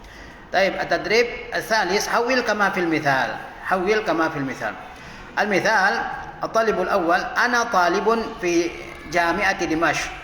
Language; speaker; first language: Arabic; non-native, fluent; Indonesian